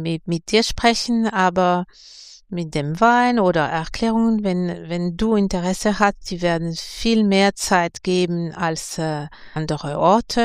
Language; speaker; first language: German; non-native, fluent; French